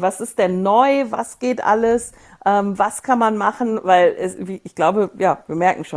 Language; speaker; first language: German; native; German